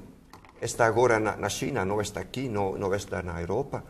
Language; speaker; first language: Portuguese; non-native, fluent; Dutch